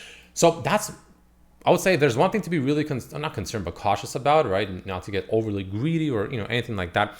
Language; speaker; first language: English; native; English